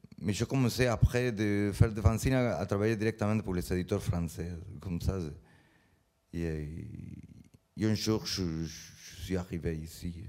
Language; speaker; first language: French; non-native, learner; Spanish